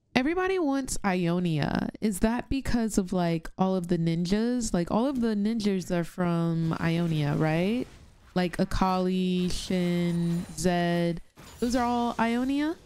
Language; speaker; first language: English; native; English